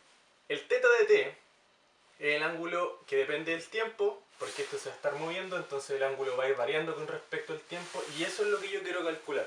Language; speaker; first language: Spanish; native; Spanish